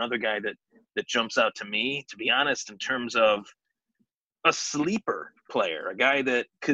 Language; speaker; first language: English; native; English